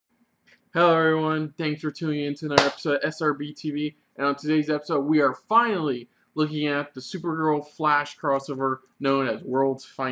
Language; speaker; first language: English; native; English